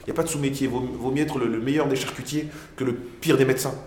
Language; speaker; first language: French; native; French